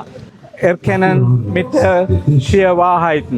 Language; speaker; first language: German; non-native, learner; Sinhala